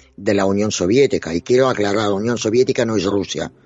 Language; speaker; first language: Spanish; non-native, fluent; Russian